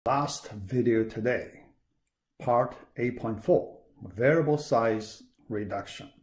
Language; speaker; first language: English; non-native, fluent; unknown